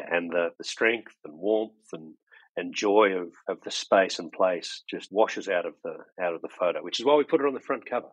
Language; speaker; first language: English; native; English